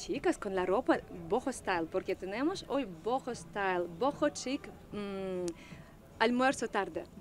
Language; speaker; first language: Spanish; non-native, learner; Russian